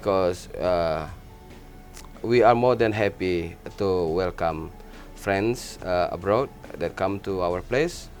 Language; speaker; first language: English; non-native, learner; Indonesian